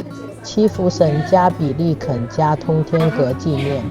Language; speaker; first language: Chinese; native; Chinese